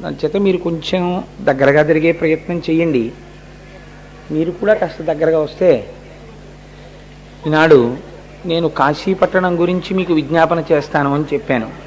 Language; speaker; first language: Telugu; native; Telugu